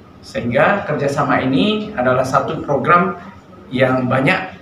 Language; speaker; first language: Indonesian; native; Indonesian